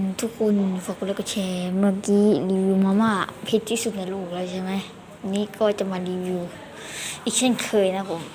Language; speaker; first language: Thai; native; Thai